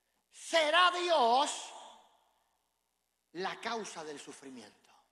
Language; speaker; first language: Spanish; native; Spanish